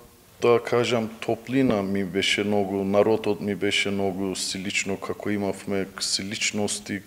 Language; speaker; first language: Macedonian; non-native, learner; Turkish